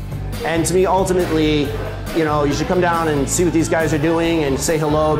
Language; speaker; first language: English; native; English